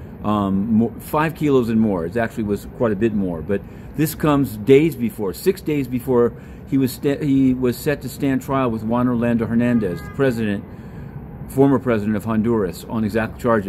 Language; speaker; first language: English; native; English